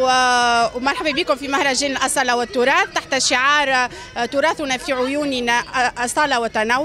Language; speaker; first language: Arabic; native; Arabic